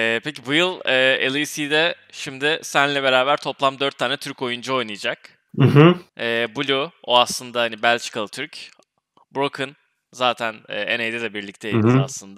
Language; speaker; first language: Turkish; native; Turkish